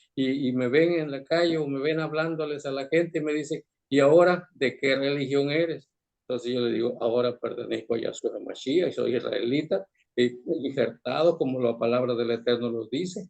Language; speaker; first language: Spanish; native; Spanish